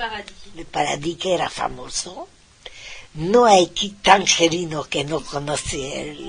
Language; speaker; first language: Spanish; non-native, fluent; Hungarian